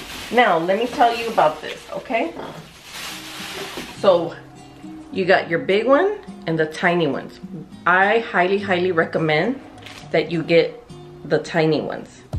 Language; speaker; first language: English; early bilingual, other home language; Spanish